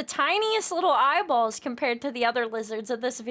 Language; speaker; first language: English; native; English